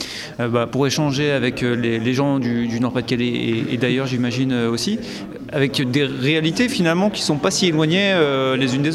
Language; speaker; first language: French; native; French